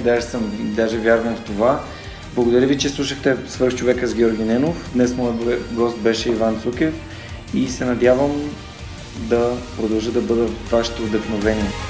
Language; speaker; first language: Bulgarian; native; Bulgarian